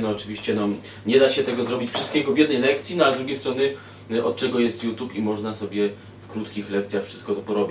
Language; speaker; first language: Polish; native; Polish